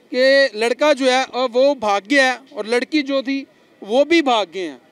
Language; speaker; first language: Urdu; native; Urdu